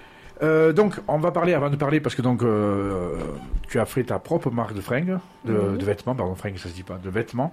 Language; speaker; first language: French; native; French